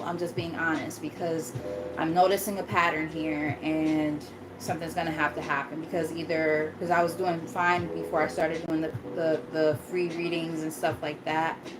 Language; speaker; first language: English; native; English